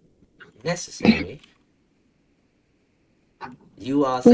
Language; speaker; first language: English; non-native, fluent; Vietnamese